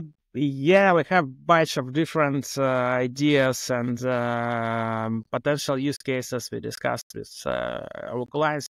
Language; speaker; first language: English; non-native, fluent; Russian